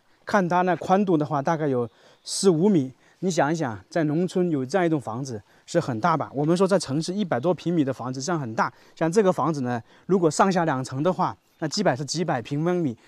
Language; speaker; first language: Chinese; native; Chinese